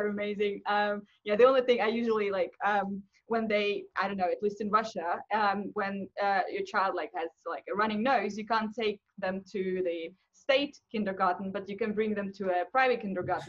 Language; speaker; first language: English; non-native, fluent; Russian